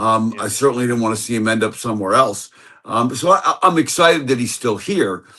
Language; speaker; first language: English; native; English